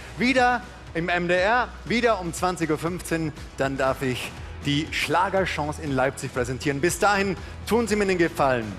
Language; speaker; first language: German; native; German